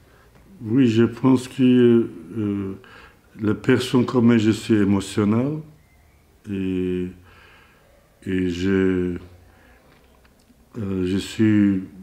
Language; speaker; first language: French; non-native, learner; Azerbaijani